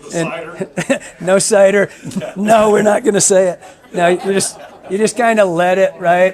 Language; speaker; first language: English; native; English